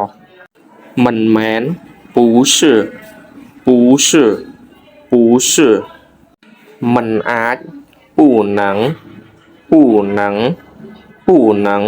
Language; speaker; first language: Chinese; non-native, fluent; Khmer